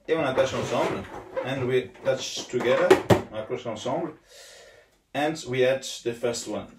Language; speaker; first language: English; non-native, learner; Italian